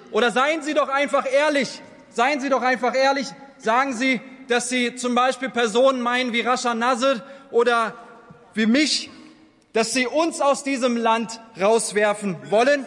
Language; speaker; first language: German; early bilingual, other home language; Turkish